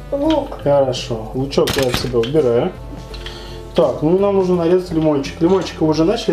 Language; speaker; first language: Russian; native; Russian